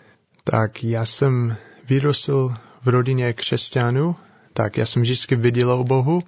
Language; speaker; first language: Czech; non-native, fluent; English